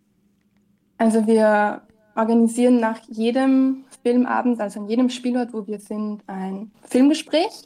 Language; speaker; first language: German; native; German